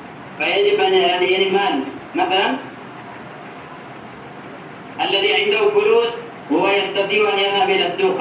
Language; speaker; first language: Arabic; non-native, fluent; Urdu